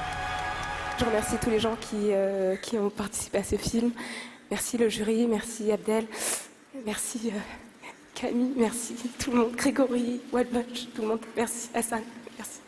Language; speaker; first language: French; native; French